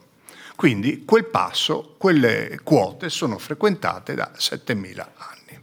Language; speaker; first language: Italian; native; Italian